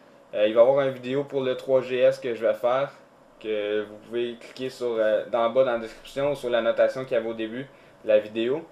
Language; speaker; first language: French; native; French